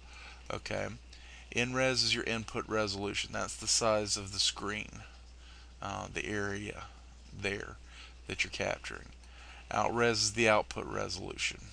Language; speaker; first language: English; native; English